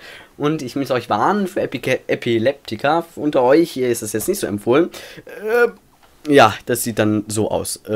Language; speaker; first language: German; native; German